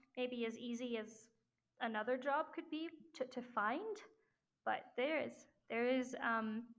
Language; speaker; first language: English; non-native, fluent; French